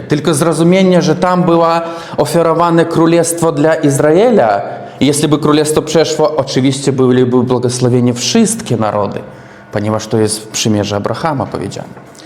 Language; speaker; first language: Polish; non-native, learner; Russian